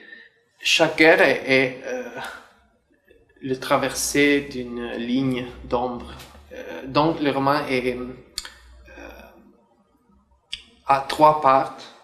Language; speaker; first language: French; non-native, fluent; Italian